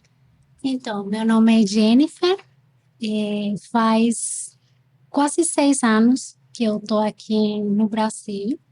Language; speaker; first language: Portuguese; non-native, fluent; Spanish